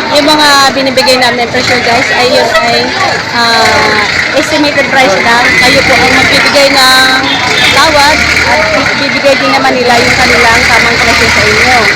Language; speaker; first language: Filipino; native; Filipino